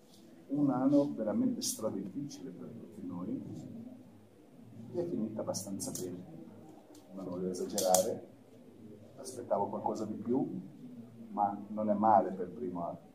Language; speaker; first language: Italian; non-native, fluent; Croatian